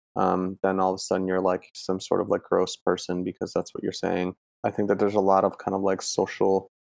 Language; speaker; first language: English; early bilingual, other home language; Italian